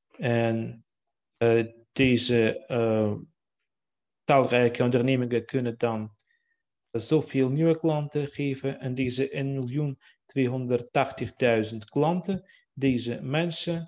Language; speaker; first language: Dutch; non-native, fluent; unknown